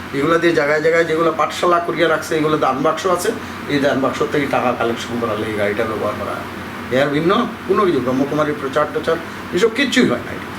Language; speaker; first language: Bangla; native; Bangla